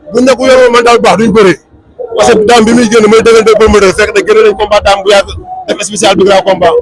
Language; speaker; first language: Wolof; native; Wolof